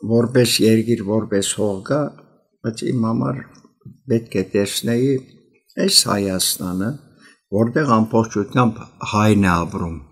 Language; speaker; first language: Armenian; early bilingual, heritage; Armenian